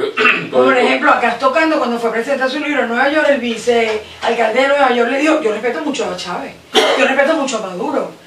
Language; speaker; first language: Spanish; native; Spanish